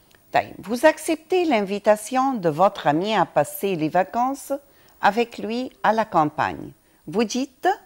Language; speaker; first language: French; non-native, fluent; Arabic